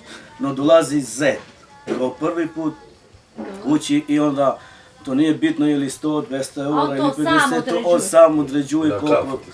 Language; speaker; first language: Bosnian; non-native, local second language; Romany